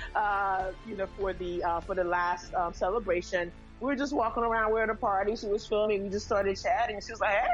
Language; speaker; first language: English; early bilingual, other home language; Haitian Creole